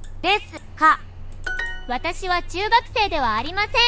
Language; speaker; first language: Japanese; non-native, learner; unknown